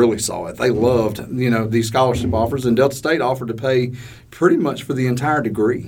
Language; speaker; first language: English; native; English